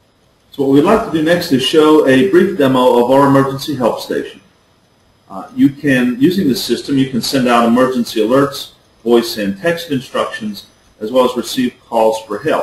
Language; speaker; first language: English; native; English